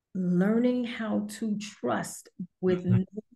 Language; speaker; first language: English; native; English